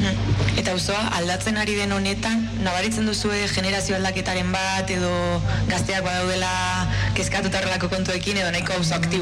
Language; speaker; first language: Basque; native; Basque